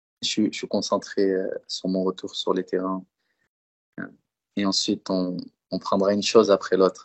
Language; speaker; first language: French; early bilingual, other home language; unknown